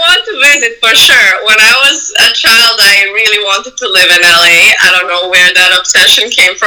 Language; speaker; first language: English; non-native, fluent; Serbian